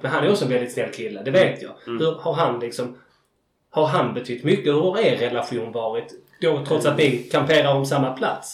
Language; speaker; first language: Swedish; native; Swedish